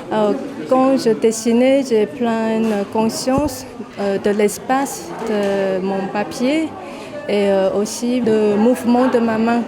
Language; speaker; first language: French; non-native, fluent; Chinese